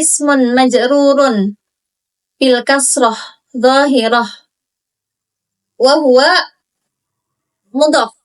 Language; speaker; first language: Arabic; non-native, learner; Indonesian